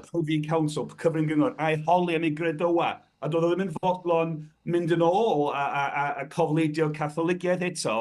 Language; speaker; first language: Welsh; native; Welsh